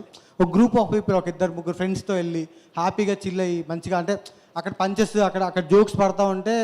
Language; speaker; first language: Telugu; native; Telugu